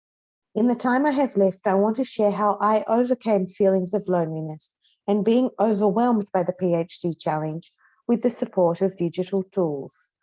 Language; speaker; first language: English; non-native, fluent; Hebrew